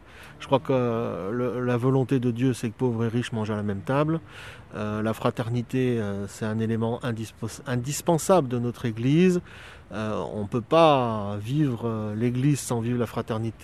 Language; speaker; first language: French; native; French